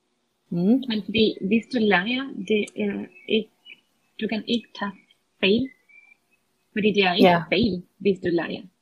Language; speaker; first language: Danish; non-native, learner; Spanish